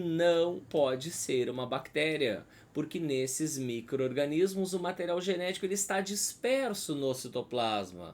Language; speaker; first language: Portuguese; native; Portuguese